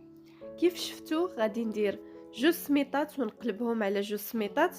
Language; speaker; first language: Arabic; native; Arabic